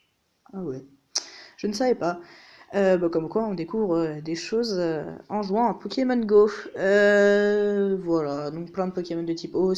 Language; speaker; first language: French; native; French